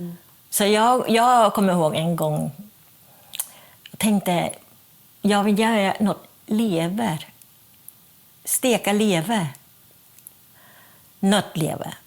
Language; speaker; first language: Swedish; non-native, fluent; Thai